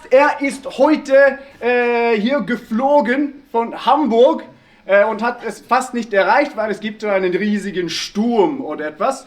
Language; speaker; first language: German; non-native, learner; Norwegian